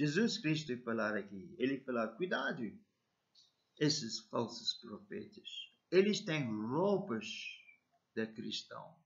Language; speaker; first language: Portuguese; non-native, learner; English